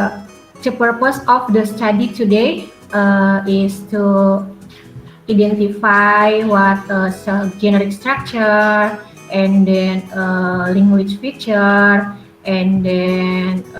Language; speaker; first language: English; non-native, learner; Indonesian